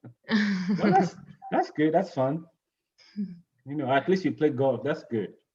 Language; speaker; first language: English; native; English